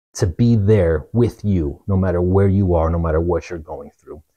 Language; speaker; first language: English; native; English